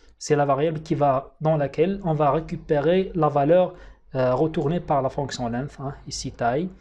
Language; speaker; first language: French; non-native, local second language; Arabic